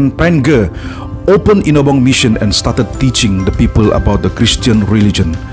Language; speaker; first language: English; non-native, local second language; Malay